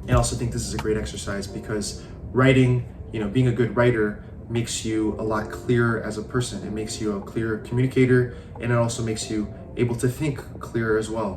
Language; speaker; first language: English; early bilingual, other home language; Chinese